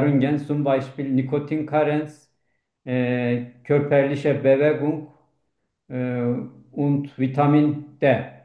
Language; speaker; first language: German; non-native, learner; Turkish